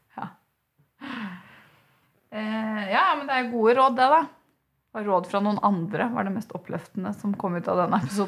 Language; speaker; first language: Norwegian; native; Norwegian